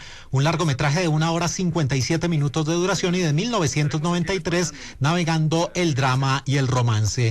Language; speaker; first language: Spanish; native; Spanish